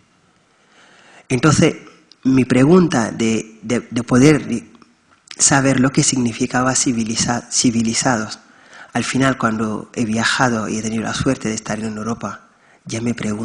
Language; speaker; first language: Spanish; non-native, fluent; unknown